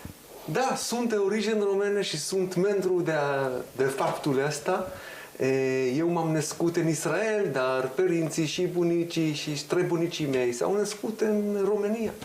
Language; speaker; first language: Romanian; early bilingual, heritage; Hebrew